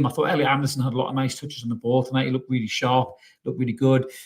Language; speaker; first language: English; native; English